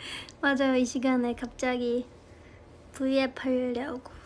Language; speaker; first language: Korean; non-native, fluent; Chinese